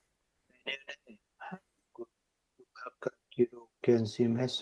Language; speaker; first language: Korean; non-native, learner; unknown